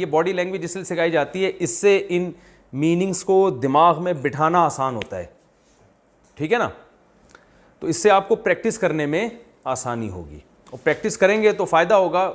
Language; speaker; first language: Urdu; native; Urdu